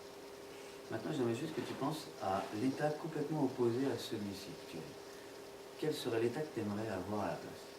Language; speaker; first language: French; native; French